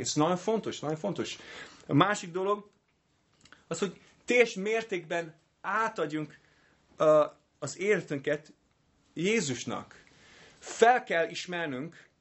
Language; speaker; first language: Hungarian; non-native, fluent; English